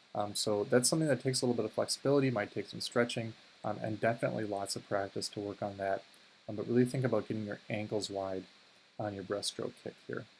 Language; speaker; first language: English; native; English